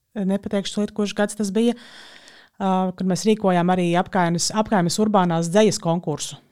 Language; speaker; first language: Latvian; native; Latvian